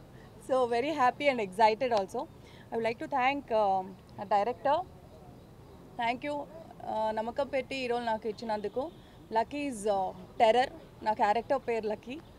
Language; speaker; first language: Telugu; non-native, fluent; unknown